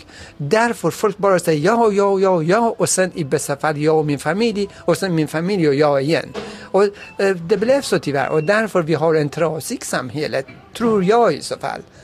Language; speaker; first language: Swedish; non-native, fluent; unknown